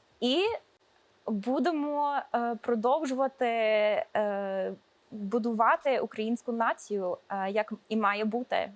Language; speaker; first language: Ukrainian; early bilingual, heritage; Ukrainian